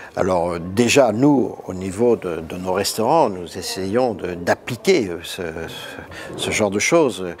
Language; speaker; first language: French; native; French